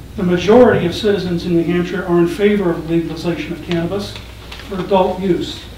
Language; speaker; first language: English; native; English